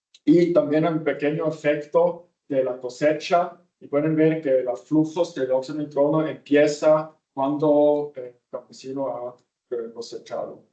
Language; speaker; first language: Spanish; non-native, fluent; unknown